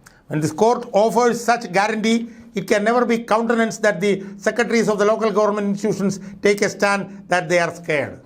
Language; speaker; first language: English; non-native, local second language; Malayalam